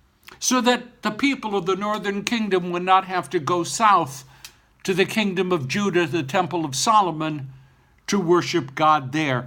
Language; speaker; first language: English; native; English